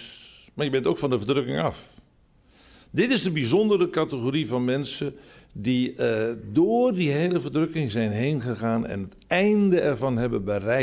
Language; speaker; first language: Dutch; native; Dutch